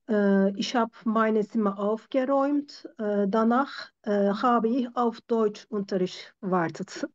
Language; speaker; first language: German; non-native, learner; Turkish